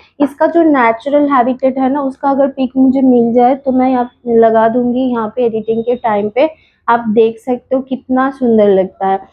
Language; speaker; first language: Hindi; non-native, local second language; Bangla